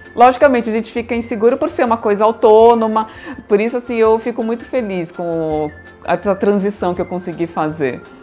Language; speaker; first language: Portuguese; native; Portuguese